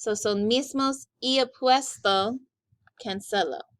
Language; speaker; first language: Spanish; non-native, learner; English